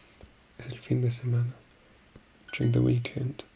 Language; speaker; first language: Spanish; non-native, learner; French